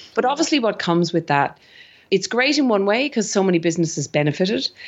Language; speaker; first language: English; native; English